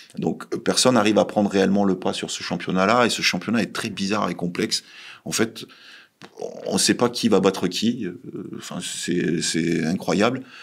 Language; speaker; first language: French; native; French